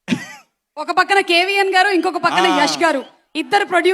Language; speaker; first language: Telugu; native; Telugu